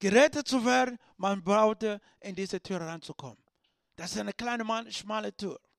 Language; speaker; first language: German; non-native, learner; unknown